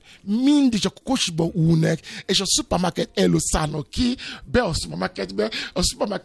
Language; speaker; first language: Hungarian; non-native, fluent; Yoruba